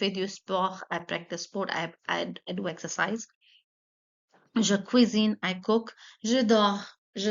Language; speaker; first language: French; non-native, fluent; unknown